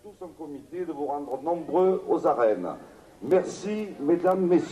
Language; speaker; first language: French; native; French